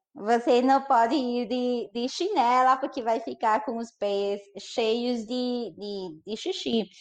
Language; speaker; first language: Portuguese; non-native, fluent; Spanish